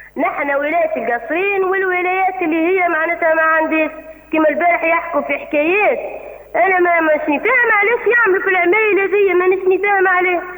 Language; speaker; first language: Arabic; native; Arabic